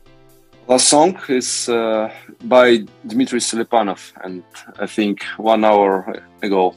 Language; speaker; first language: English; non-native, learner; Russian